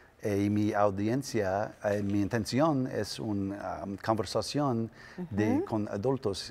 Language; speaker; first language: Spanish; non-native, learner; English